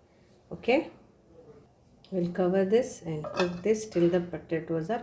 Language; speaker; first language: English; non-native, local second language; Konkani